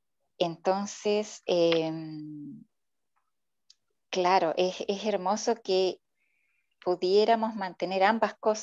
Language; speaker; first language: Spanish; native; Spanish